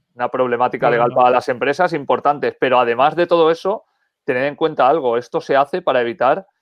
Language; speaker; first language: Spanish; native; Spanish